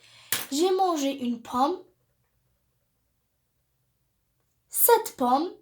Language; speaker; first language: French; non-native, local second language; Arabic